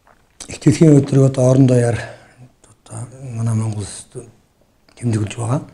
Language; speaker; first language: Mongolian; non-native, local second language; Kazakh